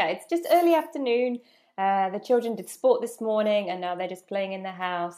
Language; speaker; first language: English; native; English